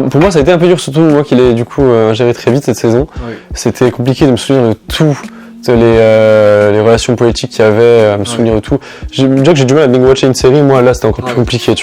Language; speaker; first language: French; native; French